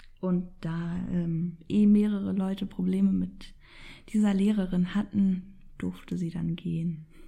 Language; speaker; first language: German; early bilingual, other home language; Polish